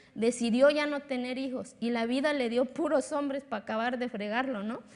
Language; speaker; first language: Spanish; non-native, local second language; Zapotec